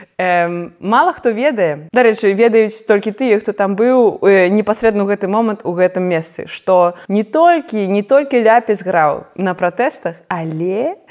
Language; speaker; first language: Belarusian; non-native, local second language; Russian